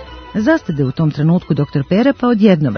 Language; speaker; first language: Serbian; native; Serbian